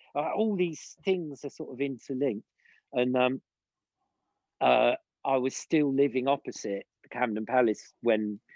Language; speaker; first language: English; native; English